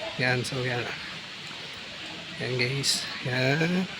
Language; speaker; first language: Filipino; native; Filipino